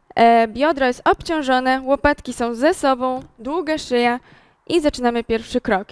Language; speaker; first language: Polish; native; Polish